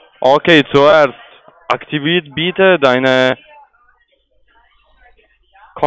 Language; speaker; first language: German; non-native, learner; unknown